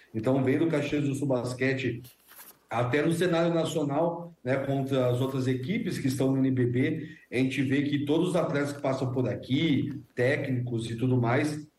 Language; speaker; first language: Portuguese; native; Portuguese